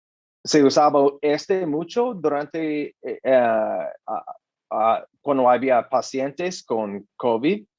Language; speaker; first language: Spanish; non-native, learner; English